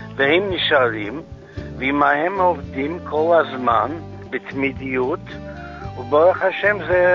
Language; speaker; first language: Hebrew; non-native, fluent; English